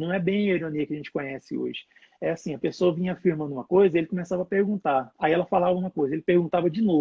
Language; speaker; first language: Portuguese; native; Portuguese